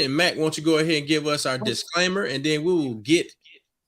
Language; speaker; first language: English; native; English